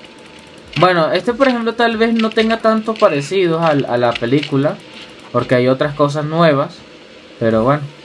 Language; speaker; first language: Spanish; native; Spanish